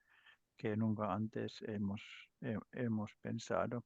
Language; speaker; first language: Spanish; non-native, learner; Finnish